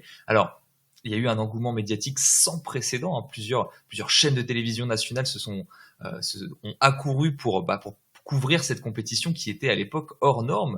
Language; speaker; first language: French; native; French